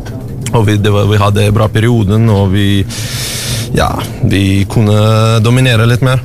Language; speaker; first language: Norwegian; non-native, learner; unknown